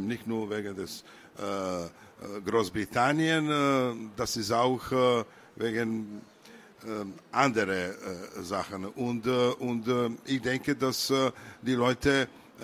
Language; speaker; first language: German; non-native, learner; Serbian